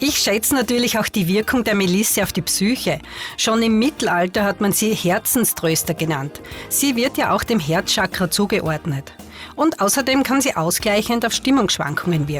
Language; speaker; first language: German; native; German